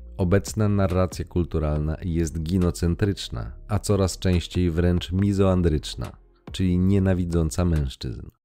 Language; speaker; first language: Polish; native; Polish